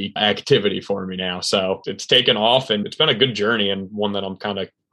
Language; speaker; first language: English; native; English